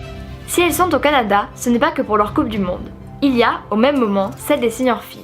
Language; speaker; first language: French; native; French